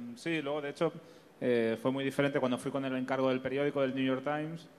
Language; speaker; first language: Spanish; native; Spanish